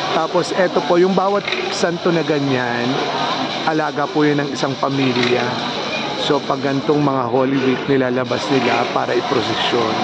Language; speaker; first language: Filipino; native; Filipino